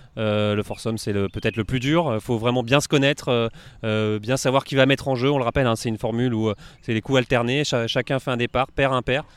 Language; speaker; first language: French; native; French